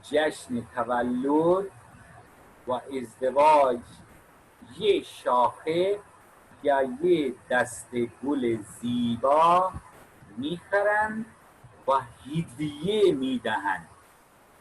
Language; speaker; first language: Persian; non-native, fluent; Urdu